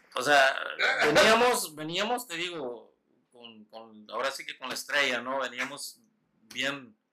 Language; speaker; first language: Spanish; native; Spanish